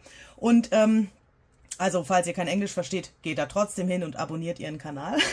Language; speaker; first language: German; native; German